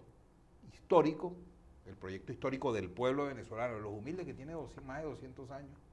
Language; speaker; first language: Spanish; native; Spanish